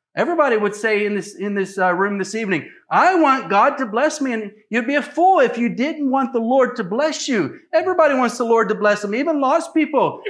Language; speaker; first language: English; native; English